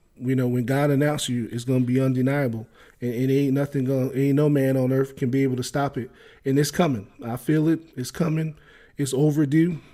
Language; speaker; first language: English; native; English